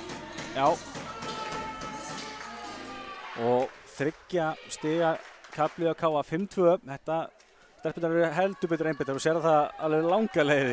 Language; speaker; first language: Icelandic; native; Icelandic